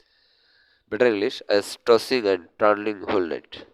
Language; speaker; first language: English; non-native, learner; Bangla